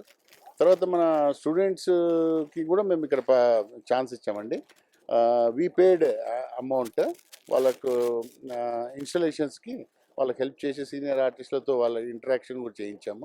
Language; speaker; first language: Telugu; native; Telugu